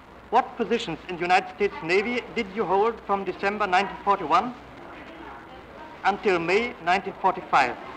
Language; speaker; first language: English; non-native, fluent; German